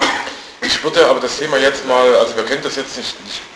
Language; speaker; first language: German; native; German